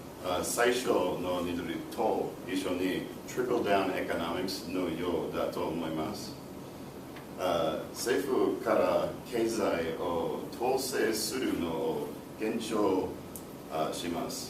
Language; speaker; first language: Japanese; non-native, learner; English